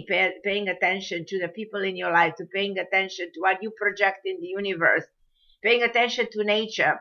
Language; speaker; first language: English; non-native, fluent; Romanian